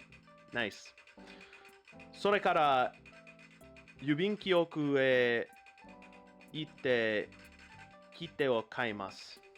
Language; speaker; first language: Japanese; non-native, learner; English